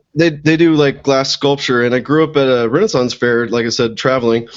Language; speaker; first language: English; native; English